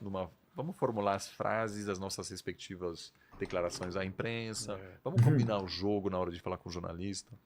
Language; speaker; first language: Portuguese; non-native, fluent; German